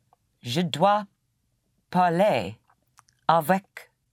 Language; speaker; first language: French; non-native, learner; English